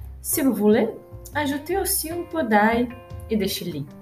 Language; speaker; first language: French; non-native, learner; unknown